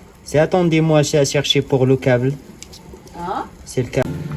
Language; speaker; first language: French; non-native, learner; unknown